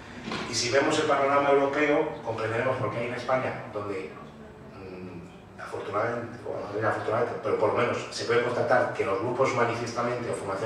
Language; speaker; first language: Spanish; native; Spanish